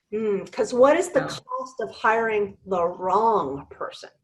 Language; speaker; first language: English; native; English